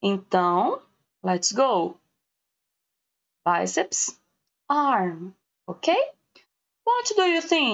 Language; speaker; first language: English; non-native, learner; Portuguese